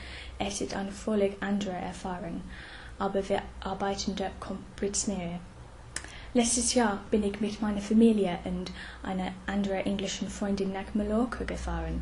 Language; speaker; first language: German; non-native, fluent; English